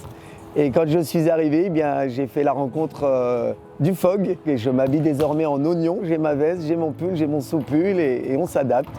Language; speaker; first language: French; early bilingual, other home language; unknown